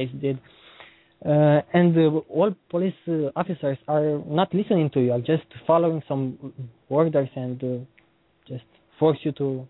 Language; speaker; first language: English; non-native, learner; Romanian